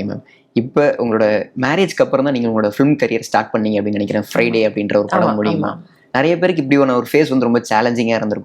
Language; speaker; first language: Tamil; native; Tamil